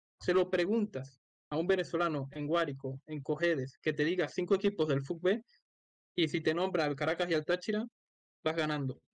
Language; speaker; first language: Spanish; native; Spanish